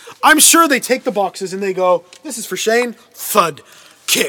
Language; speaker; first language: English; native; English